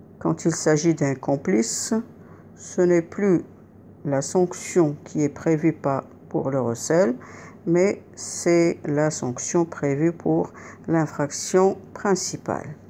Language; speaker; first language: French; non-native, local second language; Arabic